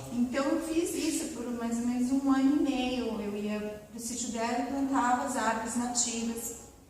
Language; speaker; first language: Portuguese; native; Portuguese